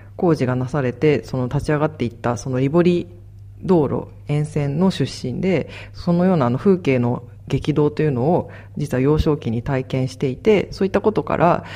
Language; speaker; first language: Japanese; native; Japanese